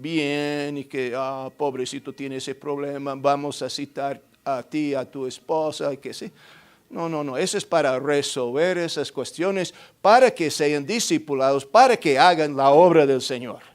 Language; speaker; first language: Spanish; non-native, fluent; English